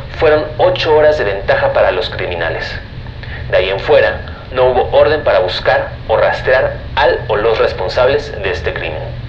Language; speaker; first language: Spanish; native; Spanish